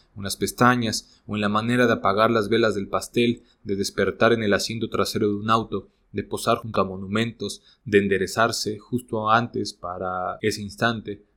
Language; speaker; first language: Spanish; native; Spanish